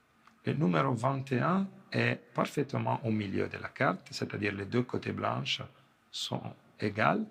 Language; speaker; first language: French; non-native, fluent; Italian